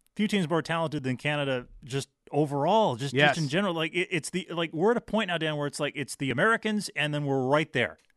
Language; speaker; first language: English; native; English